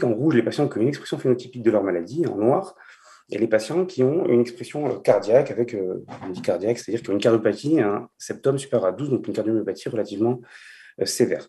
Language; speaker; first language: French; native; French